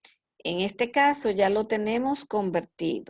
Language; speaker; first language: Spanish; native; Spanish